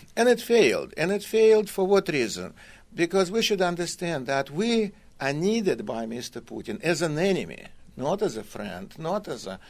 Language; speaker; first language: English; non-native, fluent; Russian